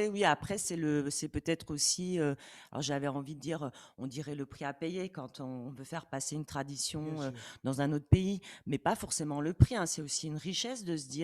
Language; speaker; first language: French; native; French